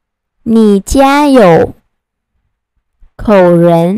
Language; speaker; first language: Chinese; non-native, fluent; Vietnamese